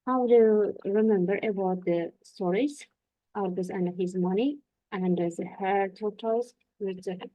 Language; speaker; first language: English; non-native, learner; Kazakh